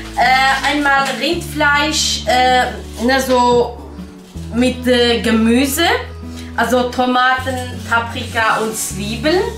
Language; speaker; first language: German; non-native, local second language; Kurdish